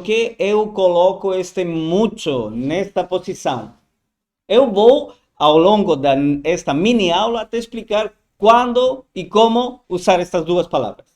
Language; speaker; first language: Portuguese; non-native, fluent; Spanish